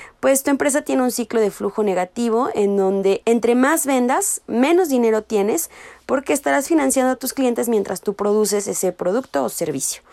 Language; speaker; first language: Spanish; native; Spanish